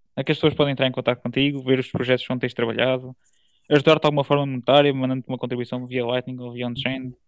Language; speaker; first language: Portuguese; native; Portuguese